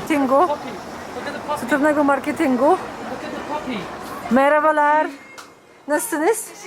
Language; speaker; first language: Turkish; non-native, learner; Polish